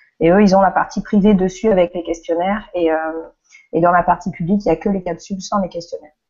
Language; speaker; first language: French; native; French